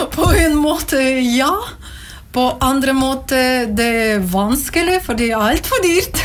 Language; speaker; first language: Norwegian; non-native, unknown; Russian